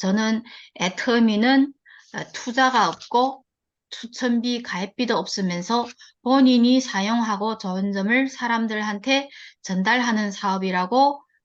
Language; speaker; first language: Korean; early bilingual, heritage; Korean